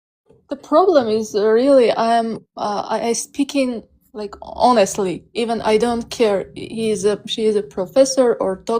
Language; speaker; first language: English; non-native, learner; Armenian